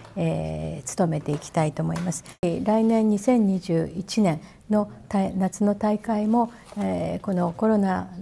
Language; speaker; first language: Japanese; native; Japanese